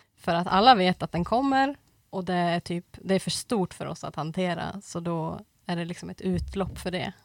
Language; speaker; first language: Swedish; native; Swedish